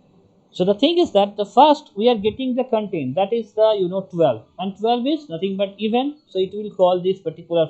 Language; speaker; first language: English; non-native, local second language; Bangla